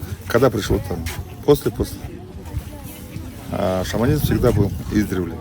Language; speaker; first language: Russian; non-native, local second language; Tuvinian